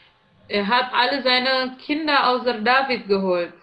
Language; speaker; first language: German; non-native, learner; Indonesian